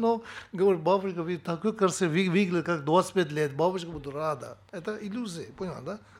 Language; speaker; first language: Russian; non-native, learner; Tibetan